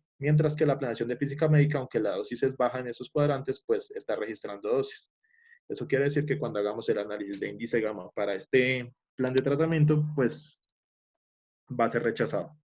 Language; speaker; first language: Spanish; native; Spanish